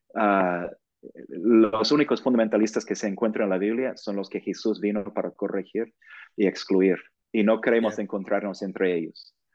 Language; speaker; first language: Spanish; non-native, fluent; English